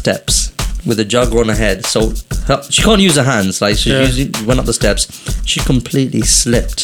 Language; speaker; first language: English; native; English